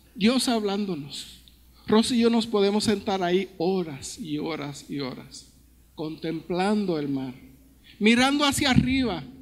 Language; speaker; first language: Spanish; early bilingual, heritage; Spanish